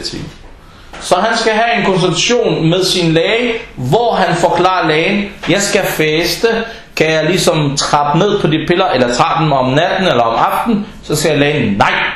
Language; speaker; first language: Danish; non-native, fluent; Arabic